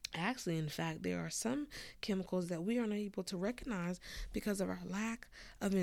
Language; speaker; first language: English; native; English